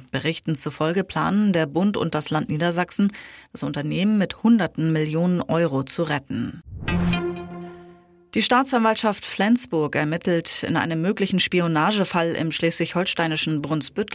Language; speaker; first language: German; native; German